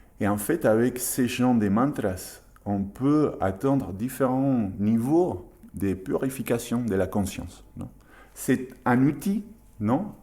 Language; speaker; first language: French; non-native, fluent; Spanish